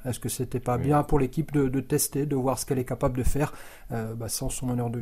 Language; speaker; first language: French; native; French